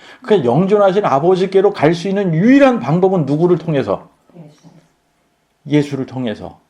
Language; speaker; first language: Korean; native; Korean